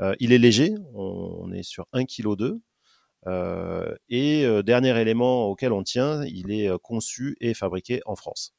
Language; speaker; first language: French; native; French